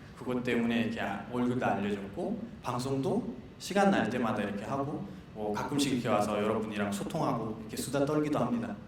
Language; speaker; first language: Korean; non-native, fluent; Nepali